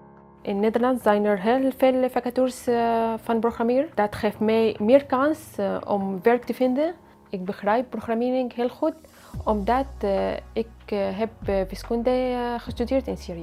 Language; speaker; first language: Dutch; non-native, learner; Arabic